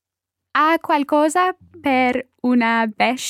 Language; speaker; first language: Italian; non-native, learner; English